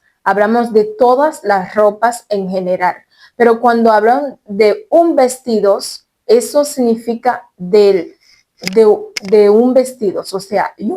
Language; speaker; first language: Spanish; non-native, learner; Haitian Creole